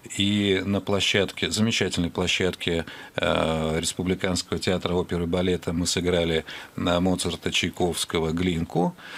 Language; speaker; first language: Russian; native; Russian